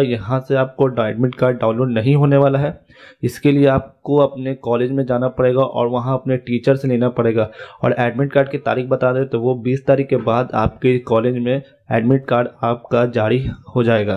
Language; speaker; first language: Hindi; native; Hindi